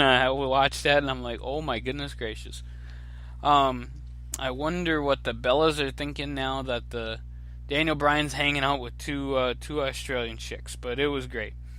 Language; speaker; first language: English; native; English